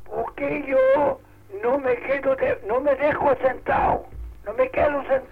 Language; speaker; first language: Spanish; non-native, local second language; Catalan